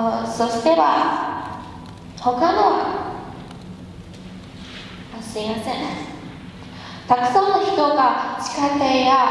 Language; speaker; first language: Japanese; non-native, learner; Chinese